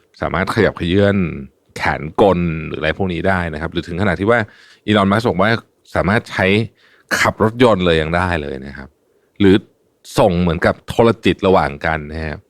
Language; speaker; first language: Thai; native; Thai